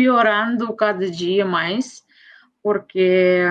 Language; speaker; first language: Portuguese; non-native, fluent; Russian